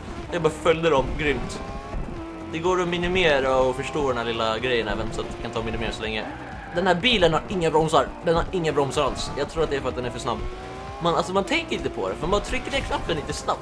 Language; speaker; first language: Swedish; native; Swedish